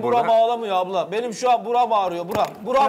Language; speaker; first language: Turkish; native; Turkish